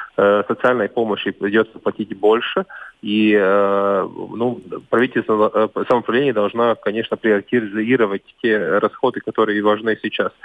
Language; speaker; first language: Russian; non-native, local second language; Latvian